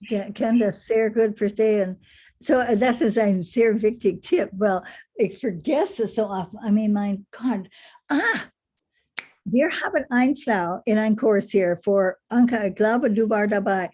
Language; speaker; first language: German; non-native, learner; English